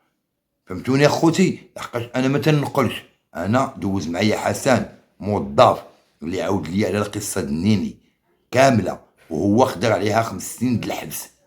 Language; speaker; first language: Arabic; native; Arabic